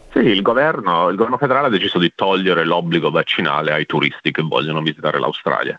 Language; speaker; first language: Italian; early bilingual, heritage; Italian